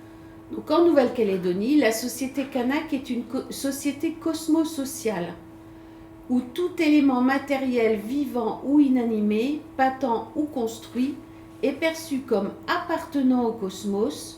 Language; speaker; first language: French; native; French